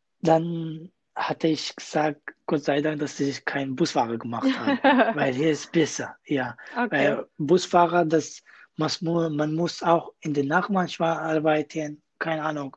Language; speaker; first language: German; non-native, learner; Kurdish